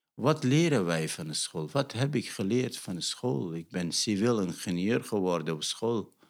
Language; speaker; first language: Dutch; non-native, fluent; Arabic